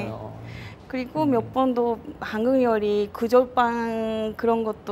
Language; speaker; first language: Korean; non-native, fluent; Japanese